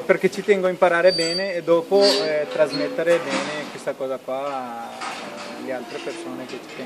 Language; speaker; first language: Italian; non-native, fluent; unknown